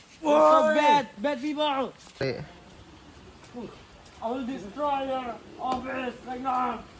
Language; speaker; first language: English; non-native, learner; Indonesian